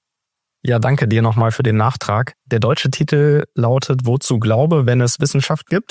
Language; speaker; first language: German; native; German